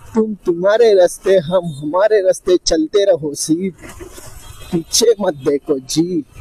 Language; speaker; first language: Hindi; non-native, local second language; Marathi